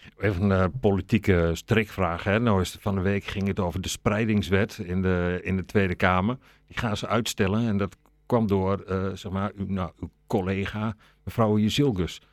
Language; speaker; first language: Dutch; native; Dutch